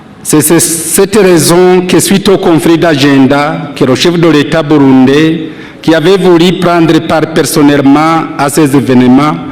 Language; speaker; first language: French; non-native, local second language; Rundi